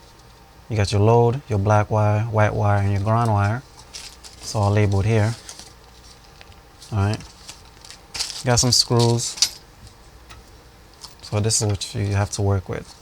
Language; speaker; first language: English; native; English